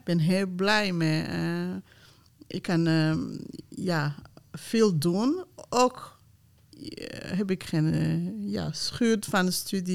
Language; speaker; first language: Dutch; non-native, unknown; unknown